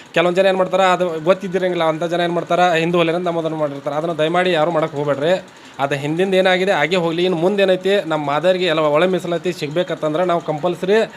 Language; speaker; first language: Kannada; native; Kannada